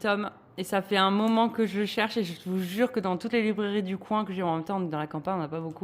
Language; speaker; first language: French; native; French